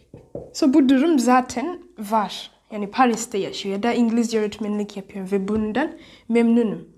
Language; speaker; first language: Turkish; non-native, fluent; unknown